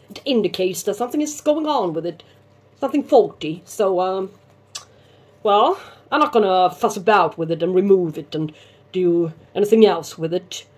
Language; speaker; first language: English; non-native, fluent; Swedish